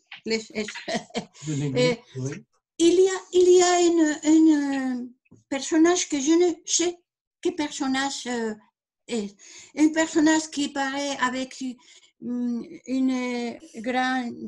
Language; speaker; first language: French; non-native, learner; Spanish